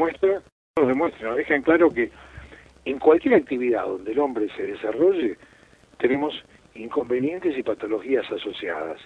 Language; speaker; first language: Spanish; native; Spanish